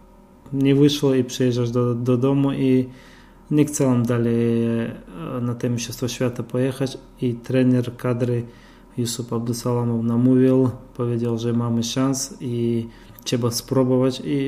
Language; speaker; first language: Polish; non-native, fluent; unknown